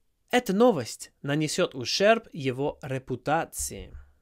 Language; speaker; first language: Russian; non-native, fluent; English